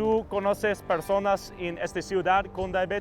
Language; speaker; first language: Spanish; non-native, learner; English